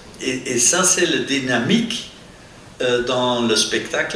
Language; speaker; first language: French; non-native, local second language; Dutch